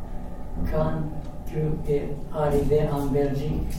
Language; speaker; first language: French; non-native, learner; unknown